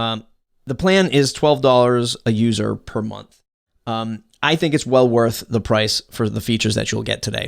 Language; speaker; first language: English; native; English